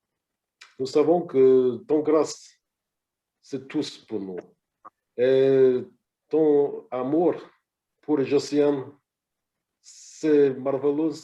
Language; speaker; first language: French; non-native, learner; English